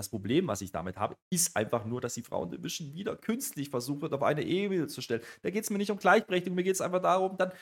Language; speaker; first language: German; native; German